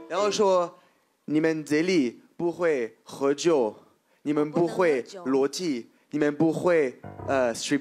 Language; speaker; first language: Chinese; non-native, fluent; French